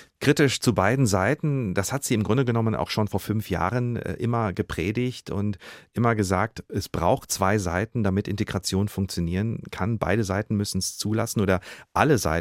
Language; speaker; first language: German; native; German